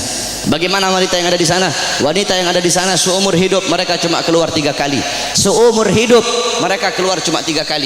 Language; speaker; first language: Indonesian; native; Indonesian